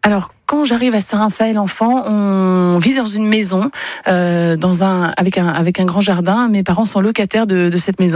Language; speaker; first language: French; native; French